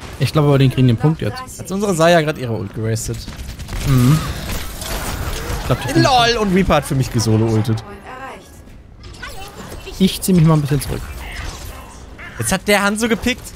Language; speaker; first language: German; native; German